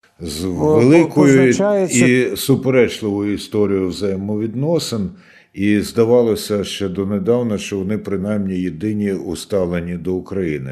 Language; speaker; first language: Ukrainian; native; Ukrainian